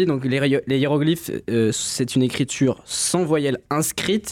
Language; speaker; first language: French; native; French